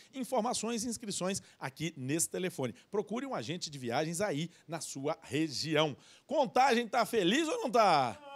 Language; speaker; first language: Portuguese; native; Portuguese